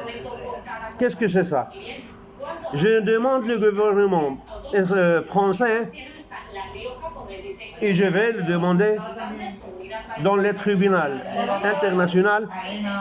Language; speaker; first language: French; non-native, local second language; Arabic